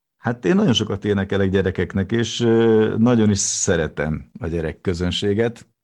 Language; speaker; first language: Hungarian; native; Hungarian